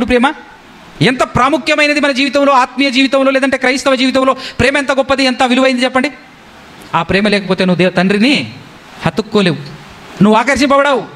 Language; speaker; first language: Telugu; native; Telugu